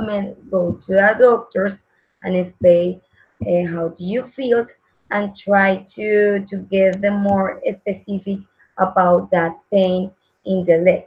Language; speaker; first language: English; non-native, learner; Spanish